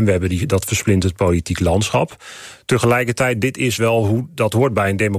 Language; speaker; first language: Dutch; native; Dutch